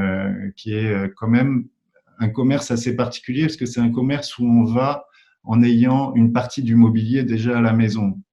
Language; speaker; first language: French; native; French